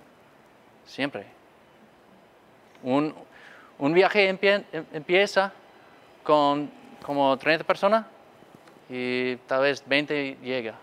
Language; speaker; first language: Spanish; non-native, fluent; English